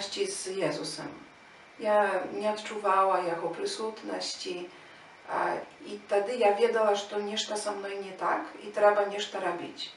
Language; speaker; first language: Polish; non-native, learner; Ukrainian